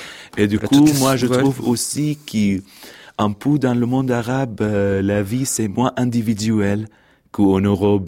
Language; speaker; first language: French; non-native, fluent; Arabic